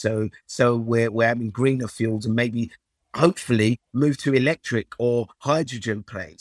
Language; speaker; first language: English; early bilingual, other home language; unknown